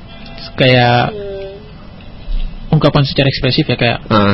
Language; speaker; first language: English; non-native, learner; Indonesian